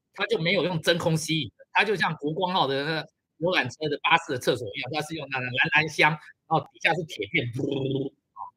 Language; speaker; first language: Chinese; native; Chinese